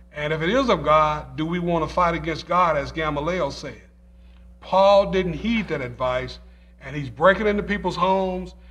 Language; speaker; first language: English; native; English